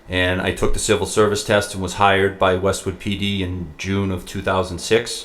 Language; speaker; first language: English; native; English